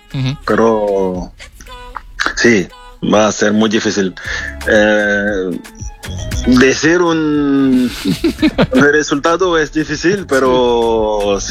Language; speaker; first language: Spanish; non-native, fluent; French